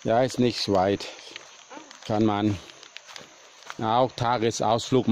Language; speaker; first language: German; non-native, learner; Thai